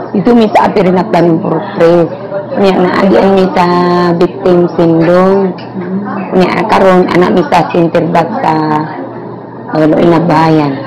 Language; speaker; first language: Cebuano; non-native, local second language; Maranao